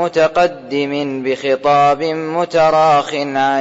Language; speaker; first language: Arabic; native; Arabic